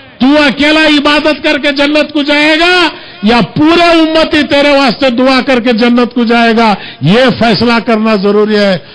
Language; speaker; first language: Urdu; native; Urdu